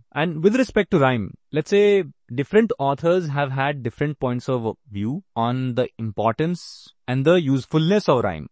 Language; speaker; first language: English; non-native, local second language; Hindi